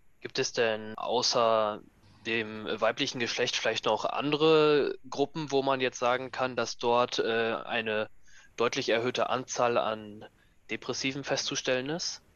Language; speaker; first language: German; native; German